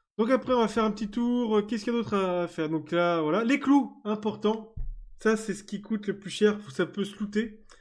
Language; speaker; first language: French; native; French